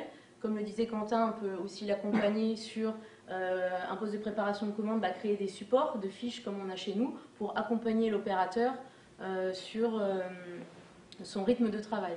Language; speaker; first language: French; native; French